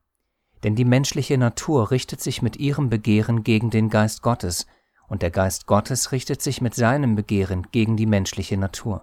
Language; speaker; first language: German; native; German